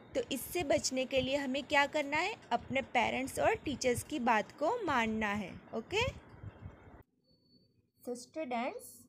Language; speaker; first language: Hindi; non-native, local second language; Gujarati